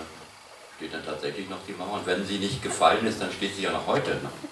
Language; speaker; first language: German; native; German